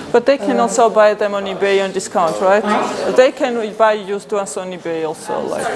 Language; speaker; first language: English; non-native, learner; Georgian